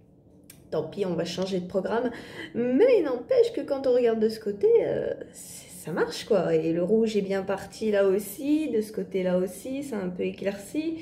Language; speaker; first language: French; native; French